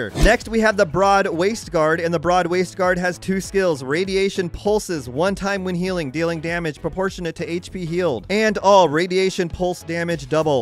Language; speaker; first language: English; native; English